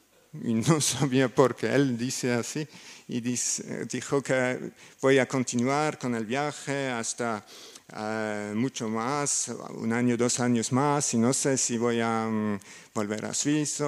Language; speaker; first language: Spanish; non-native, learner; German